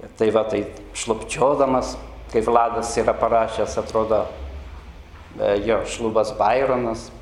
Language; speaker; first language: Lithuanian; native; Lithuanian